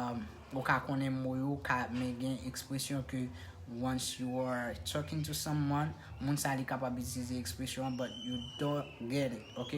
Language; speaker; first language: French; non-native, local second language; Haitian Creole